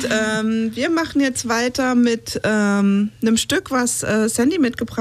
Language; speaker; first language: German; native; German